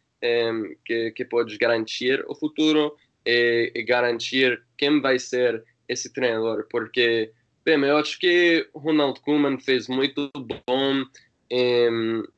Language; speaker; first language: Portuguese; non-native, learner; English